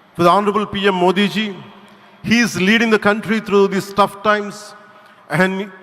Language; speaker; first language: English; non-native, local second language; Telugu